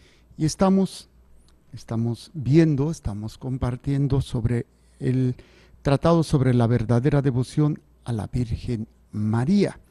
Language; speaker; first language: Spanish; native; Spanish